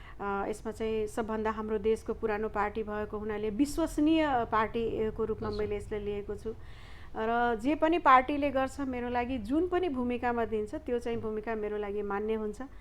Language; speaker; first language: Nepali; non-native, local second language; Maithili